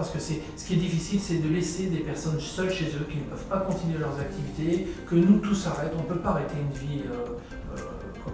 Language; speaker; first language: French; native; French